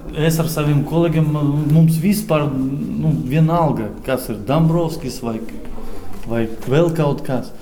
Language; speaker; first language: Latvian; non-native, local second language; Russian